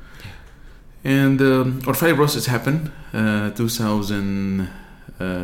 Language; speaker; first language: English; non-native, fluent; Arabic